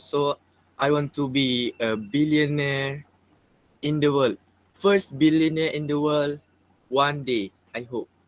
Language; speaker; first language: English; non-native, local second language; Malay